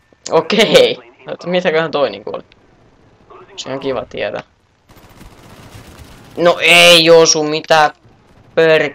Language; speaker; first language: Finnish; native; Finnish